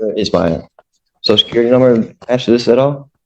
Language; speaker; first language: English; native; English